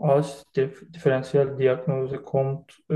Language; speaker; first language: German; non-native, learner; Turkish